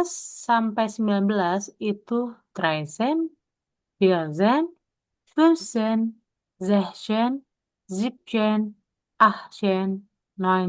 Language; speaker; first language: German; non-native, learner; Indonesian